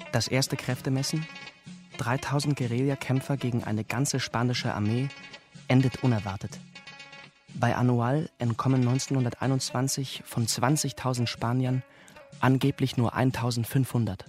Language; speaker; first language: German; native; German